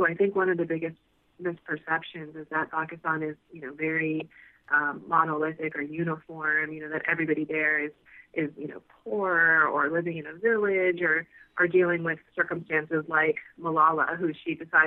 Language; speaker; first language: English; native; English